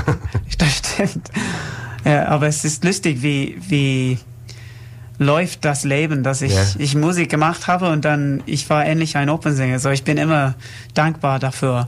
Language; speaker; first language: German; non-native, learner; English